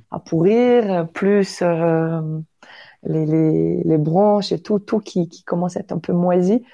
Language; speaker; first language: French; non-native, fluent; Polish